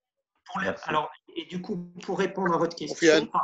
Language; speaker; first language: French; native; French